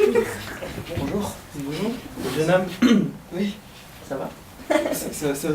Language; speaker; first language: French; native; French